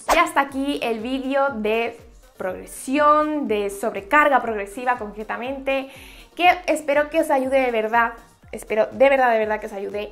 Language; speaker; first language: Spanish; native; Spanish